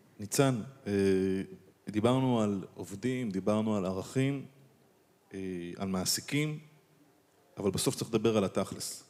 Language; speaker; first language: Hebrew; native; Hebrew